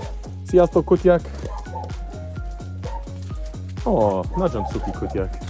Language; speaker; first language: Hungarian; non-native, learner; English